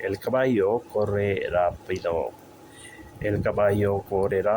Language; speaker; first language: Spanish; non-native, learner; Urdu